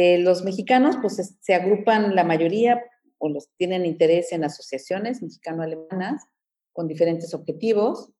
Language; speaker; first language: Spanish; early bilingual, heritage; Spanish